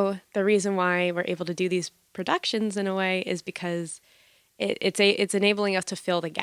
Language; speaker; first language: English; native; English